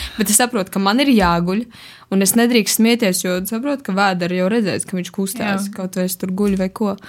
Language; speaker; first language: Latvian; native; Latvian